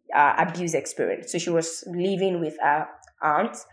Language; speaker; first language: English; non-native, local second language; Yoruba